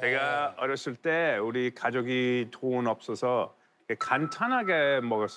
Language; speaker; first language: Korean; early bilingual, heritage; English